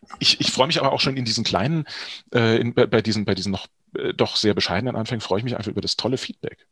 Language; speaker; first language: German; native; German